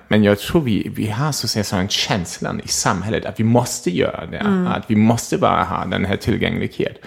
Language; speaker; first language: Swedish; non-native, fluent; German